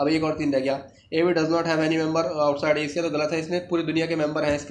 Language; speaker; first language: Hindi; native; Hindi